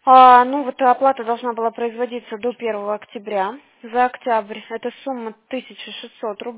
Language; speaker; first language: Russian; native; Russian